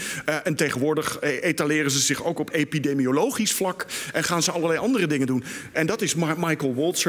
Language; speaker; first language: Dutch; native; Dutch